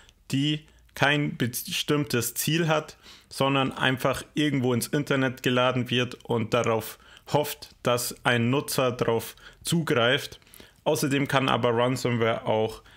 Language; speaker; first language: German; native; German